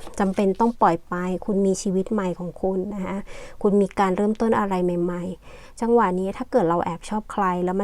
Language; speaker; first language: Thai; native; Thai